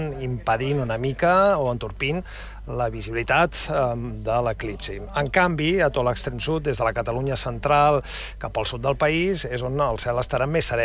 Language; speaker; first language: Catalan; native; Catalan